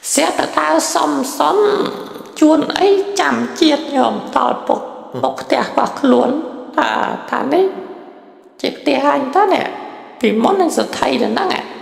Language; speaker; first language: Khmer; native; Khmer